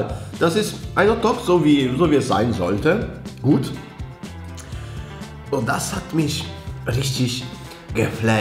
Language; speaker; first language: German; non-native, fluent; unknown